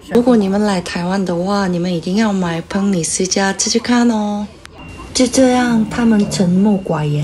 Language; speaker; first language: Chinese; non-native, learner; Korean